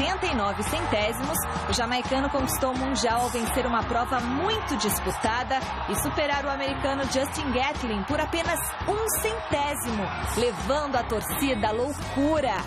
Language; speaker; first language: Portuguese; native; Portuguese